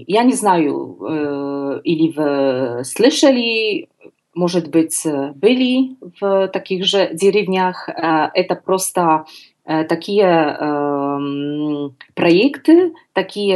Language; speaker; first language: Russian; non-native, learner; Polish